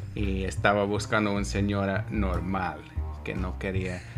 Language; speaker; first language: Spanish; non-native, learner; English